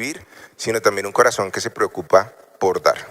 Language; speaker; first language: Spanish; native; Spanish